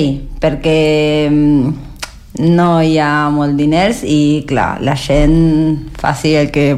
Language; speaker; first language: Catalan; non-native, learner; Spanish